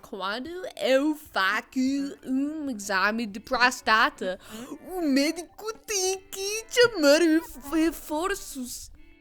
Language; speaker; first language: Portuguese; non-native, learner; English